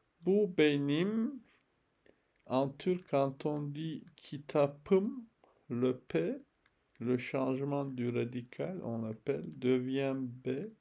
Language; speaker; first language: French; non-native, fluent; Turkish